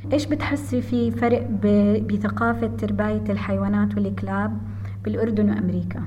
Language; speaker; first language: Arabic; native; Arabic